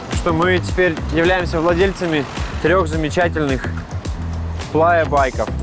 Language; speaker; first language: Russian; native; Russian